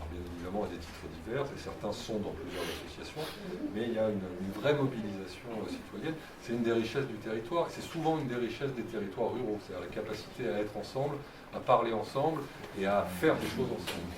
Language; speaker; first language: French; native; French